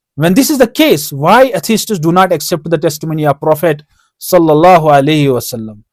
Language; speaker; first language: English; non-native, local second language; Urdu